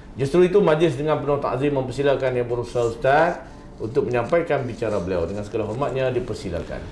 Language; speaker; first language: Malay; native; Malay